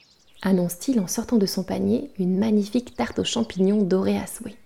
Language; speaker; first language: French; native; French